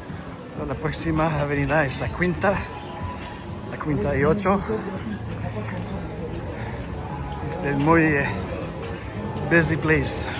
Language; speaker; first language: Spanish; non-native, learner; French